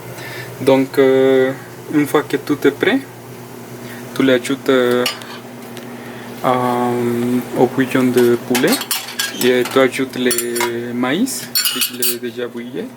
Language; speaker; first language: French; non-native, fluent; Spanish